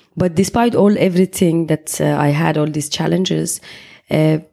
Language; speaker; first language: English; non-native, fluent; Persian